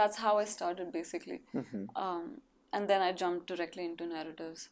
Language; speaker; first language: English; non-native, local second language; Marathi